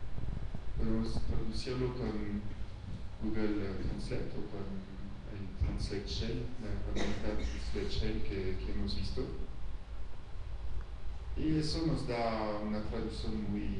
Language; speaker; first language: Spanish; non-native, fluent; French